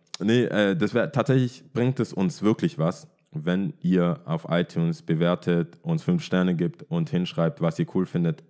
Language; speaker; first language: German; early bilingual, other home language; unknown